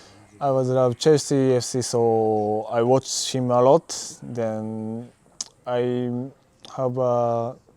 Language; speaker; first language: English; non-native, learner; Japanese